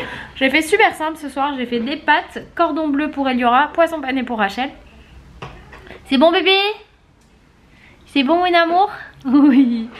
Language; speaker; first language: French; native; French